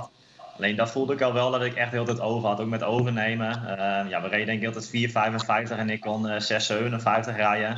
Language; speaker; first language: Dutch; native; Dutch